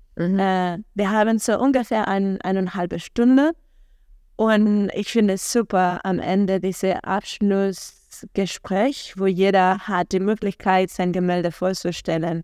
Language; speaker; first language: German; non-native, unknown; Spanish